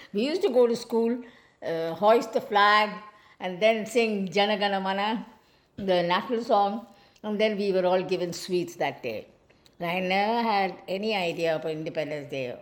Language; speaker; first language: English; non-native, local second language; Malayalam